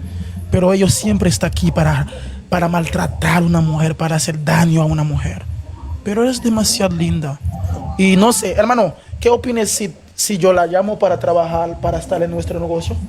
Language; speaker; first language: Spanish; non-native, fluent; Haitian Creole